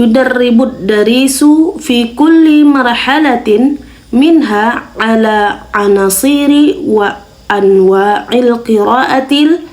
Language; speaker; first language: Arabic; non-native, learner; Indonesian